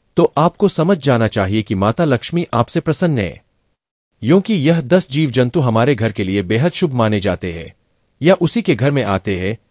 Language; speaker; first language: Hindi; non-native, local second language; Gujarati